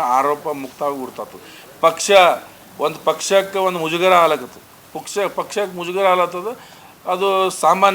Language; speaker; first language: Kannada; native; Kannada